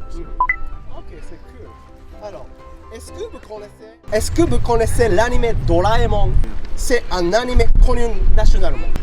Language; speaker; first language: French; non-native, learner; Japanese